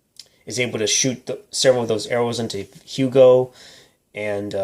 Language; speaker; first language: English; native; English